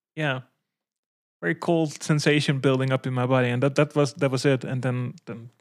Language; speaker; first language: English; non-native, fluent; Dutch